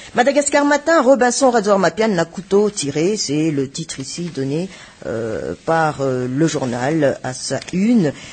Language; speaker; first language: French; non-native, local second language; Malagasy